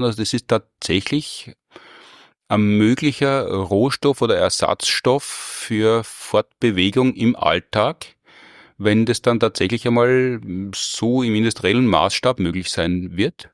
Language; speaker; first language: German; native; German